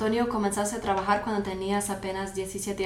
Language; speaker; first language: Spanish; non-native, fluent; English